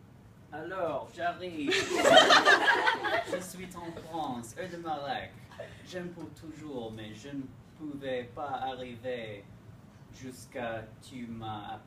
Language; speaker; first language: French; non-native, learner; English